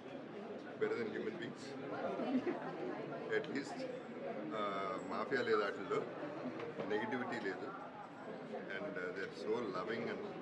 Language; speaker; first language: Telugu; native; Telugu